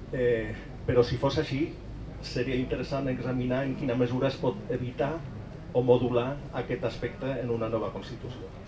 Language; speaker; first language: Catalan; early bilingual, other home language; German